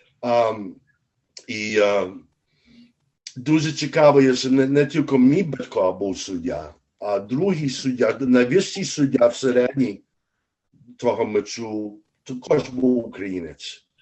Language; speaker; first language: Ukrainian; early bilingual, heritage; Ukrainian